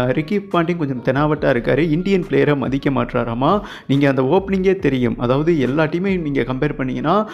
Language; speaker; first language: Tamil; native; Tamil